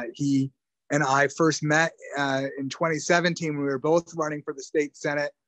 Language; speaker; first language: English; native; English